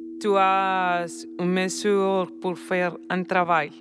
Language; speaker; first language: French; non-native, learner; Spanish